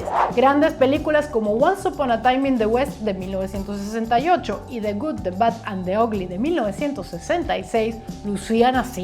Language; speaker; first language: Spanish; native; Spanish